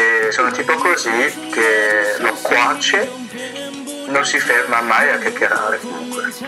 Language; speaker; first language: Italian; non-native, fluent; Chinese